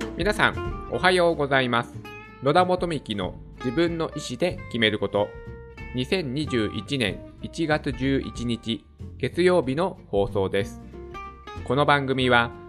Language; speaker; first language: Japanese; native; Japanese